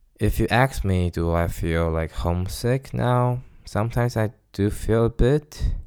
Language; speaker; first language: English; non-native, fluent; Chinese